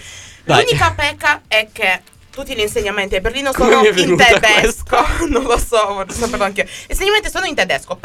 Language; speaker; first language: Italian; native; Italian